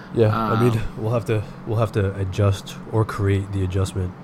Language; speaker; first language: English; early bilingual, other home language; Hindi